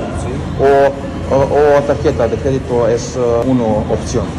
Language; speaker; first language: Spanish; non-native, learner; Serbian